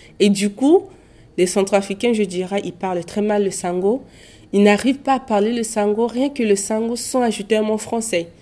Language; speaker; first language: French; non-native, local second language; Sango